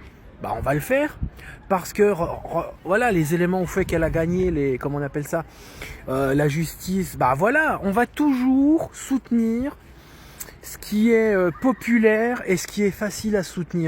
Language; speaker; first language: French; native; French